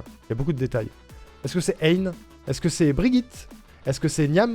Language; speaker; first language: French; native; French